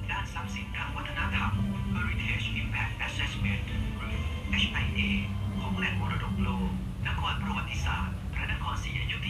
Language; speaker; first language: Thai; native; Thai